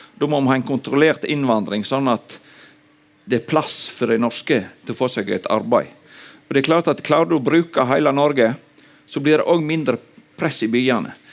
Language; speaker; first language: Norwegian; native; Norwegian